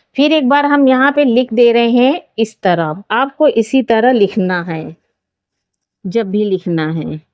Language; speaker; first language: Hindi; native; Hindi